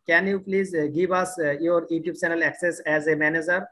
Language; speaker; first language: English; non-native, learner; Bangla